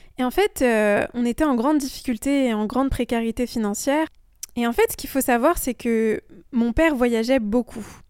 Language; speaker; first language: French; early bilingual, other home language; Persian